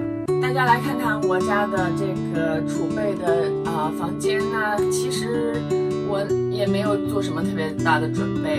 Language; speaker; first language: Chinese; native; Chinese